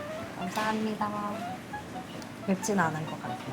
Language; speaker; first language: Korean; native; Korean